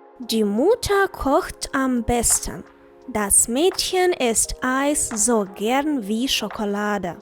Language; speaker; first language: German; non-native, fluent; Ukrainian